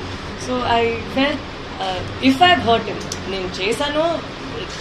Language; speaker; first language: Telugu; non-native, learner; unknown